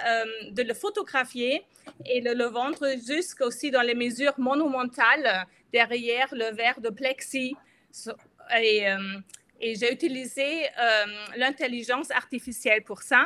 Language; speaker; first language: French; non-native, fluent; German